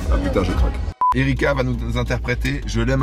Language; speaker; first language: French; native; French